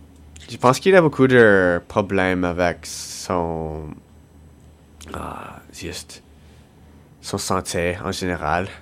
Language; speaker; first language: French; non-native, local second language; English